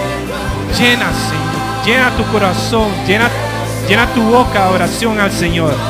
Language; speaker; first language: Spanish; native; Spanish